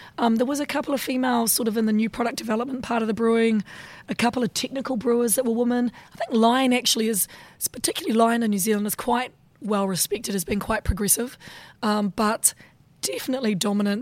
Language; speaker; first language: English; native; English